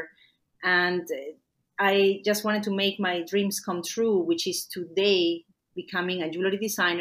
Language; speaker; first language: English; non-native, fluent; Spanish